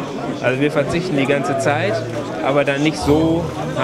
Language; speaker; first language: German; native; German